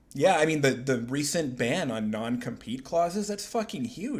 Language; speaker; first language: English; native; English